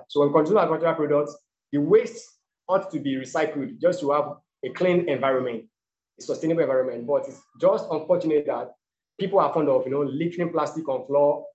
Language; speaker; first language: English; non-native, local second language; Yoruba